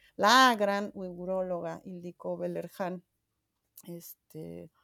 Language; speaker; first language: Spanish; native; Spanish